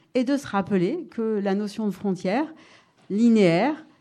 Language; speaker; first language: French; native; French